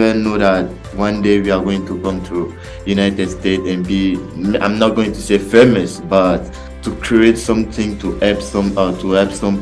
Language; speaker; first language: English; non-native, learner; French